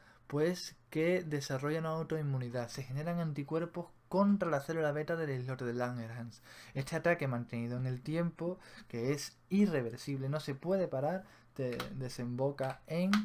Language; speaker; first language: Spanish; native; Spanish